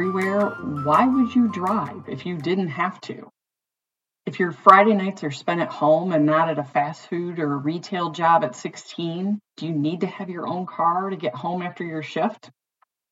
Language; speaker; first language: English; native; English